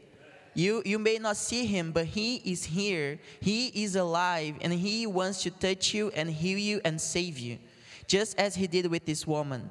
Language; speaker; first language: English; non-native, fluent; Portuguese